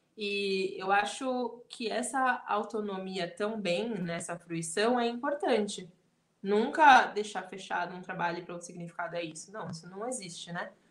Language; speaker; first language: Portuguese; native; Portuguese